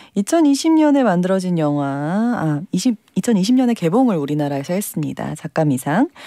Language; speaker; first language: Korean; native; Korean